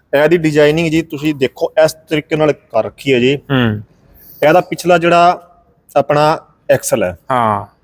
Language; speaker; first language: Punjabi; non-native, local second language; Haryanvi